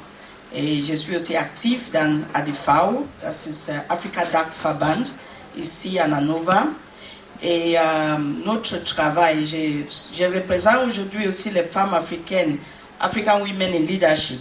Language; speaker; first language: French; non-native, learner; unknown